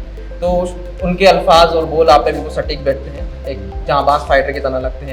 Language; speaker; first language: Hindi; native; Hindi